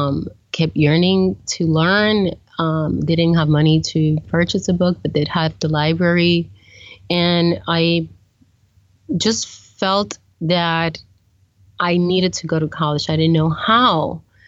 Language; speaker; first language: English; early bilingual, other home language; Spanish